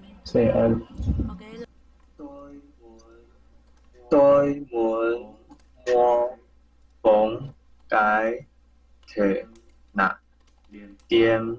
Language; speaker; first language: Vietnamese; non-native, learner; Chinese